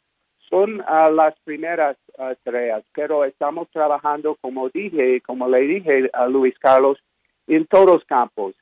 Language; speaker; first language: Spanish; non-native, fluent; English